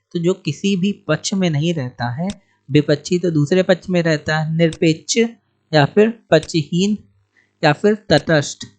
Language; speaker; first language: Hindi; native; Hindi